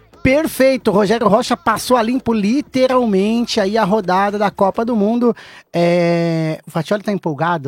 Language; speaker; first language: Portuguese; native; Portuguese